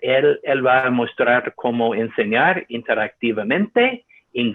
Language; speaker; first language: Spanish; non-native, learner; English